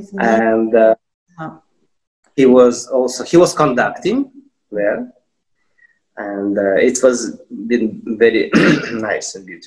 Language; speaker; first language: English; non-native, fluent; Russian